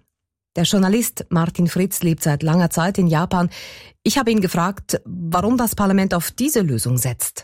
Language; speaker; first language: German; native; German